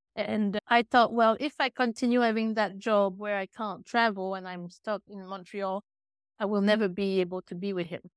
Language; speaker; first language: English; native; English